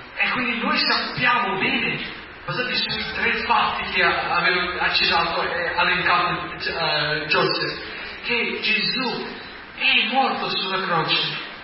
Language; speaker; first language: Italian; non-native, fluent; English